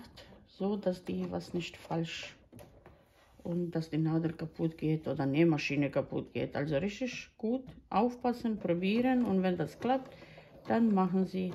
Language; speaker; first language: German; non-native, fluent; Croatian